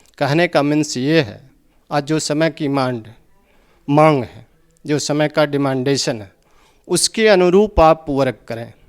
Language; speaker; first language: Hindi; native; Hindi